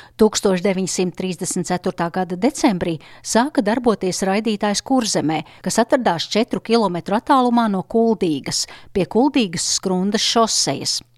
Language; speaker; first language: Latvian; native; Latvian